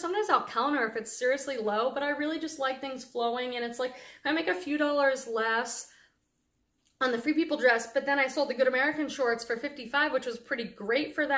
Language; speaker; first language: English; native; English